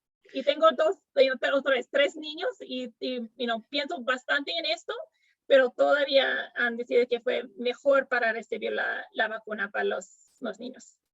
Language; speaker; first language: Spanish; non-native, fluent; English